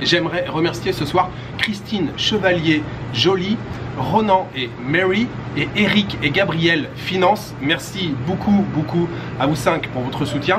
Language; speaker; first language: French; native; French